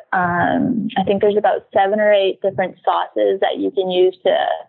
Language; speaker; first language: English; native; English